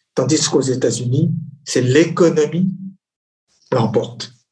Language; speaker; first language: French; non-native, fluent; Chinese